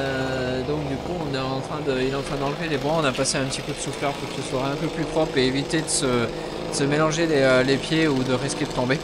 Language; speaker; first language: French; native; French